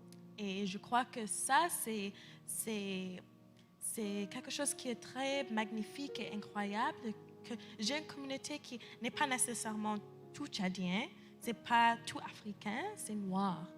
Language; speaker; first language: French; early bilingual, heritage; English